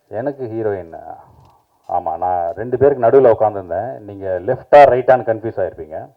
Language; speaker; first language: Tamil; native; Tamil